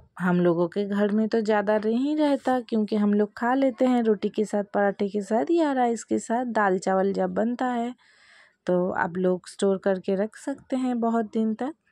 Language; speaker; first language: Hindi; non-native, local second language; Bangla